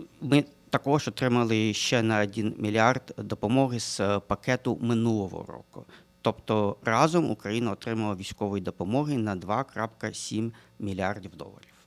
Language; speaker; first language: Ukrainian; non-native, local second language; Russian